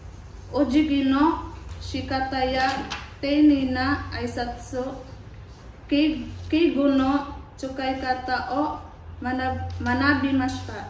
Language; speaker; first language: Japanese; non-native, learner; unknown